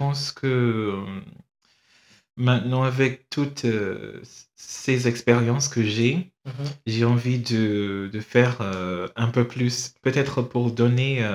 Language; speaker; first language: French; non-native, fluent; English